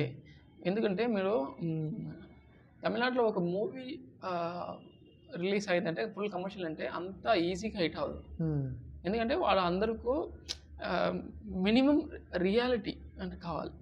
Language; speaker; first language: Telugu; non-native, local second language; Tamil